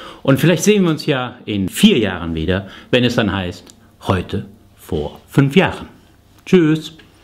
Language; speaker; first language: German; native; German